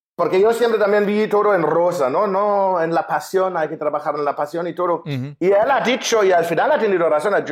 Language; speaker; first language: Spanish; non-native, fluent; German